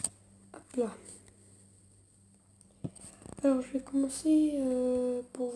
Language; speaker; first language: French; native; French